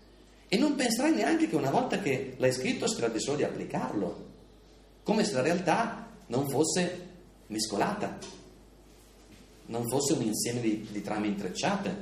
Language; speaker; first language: Italian; native; Italian